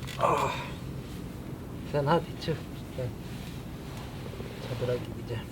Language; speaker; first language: Turkish; non-native, learner; Korean